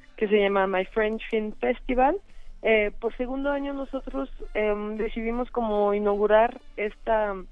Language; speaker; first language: Spanish; non-native, fluent; French